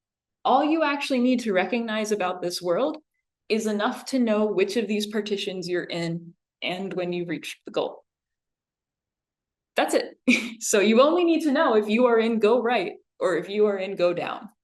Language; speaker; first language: English; native; English